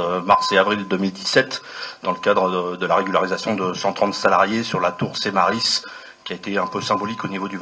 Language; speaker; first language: French; native; French